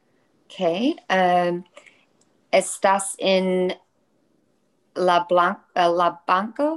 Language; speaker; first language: Spanish; non-native, learner; English